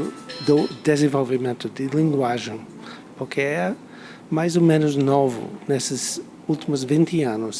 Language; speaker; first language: Portuguese; non-native, fluent; English